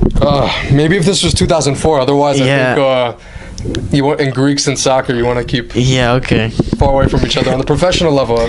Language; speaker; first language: English; native; English